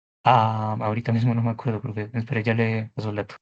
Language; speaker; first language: Spanish; native; Spanish